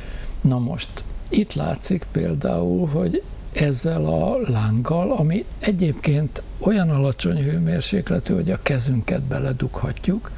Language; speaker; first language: Hungarian; native; Hungarian